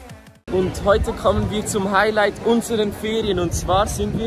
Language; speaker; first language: German; native; German